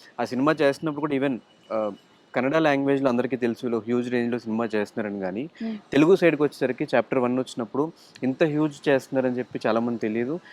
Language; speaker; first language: Telugu; native; Telugu